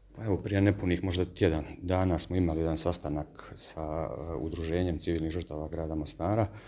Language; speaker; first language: Bosnian; native; Bosnian